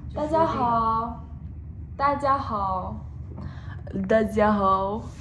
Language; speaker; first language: Chinese; early bilingual, heritage; Chinese